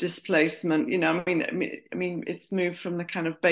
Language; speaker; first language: English; native; English